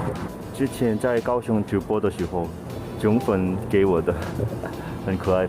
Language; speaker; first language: Chinese; non-native, fluent; Korean